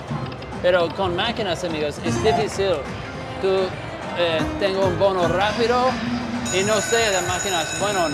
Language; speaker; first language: Spanish; non-native, learner; English